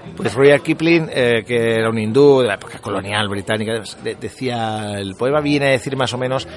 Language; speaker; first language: Spanish; native; Spanish